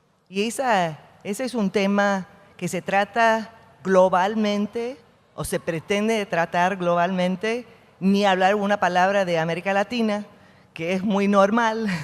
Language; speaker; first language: Spanish; non-native, fluent; English